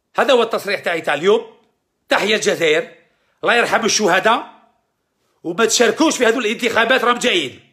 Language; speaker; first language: Arabic; early bilingual, heritage; Arabic